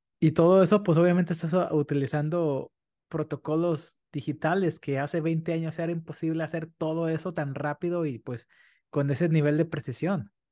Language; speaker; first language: Spanish; native; Spanish